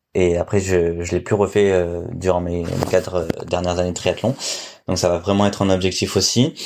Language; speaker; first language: French; native; French